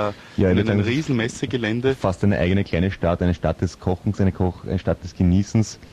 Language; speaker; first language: German; native; German